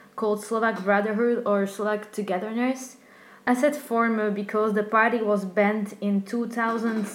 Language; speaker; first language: English; non-native, fluent; Slovak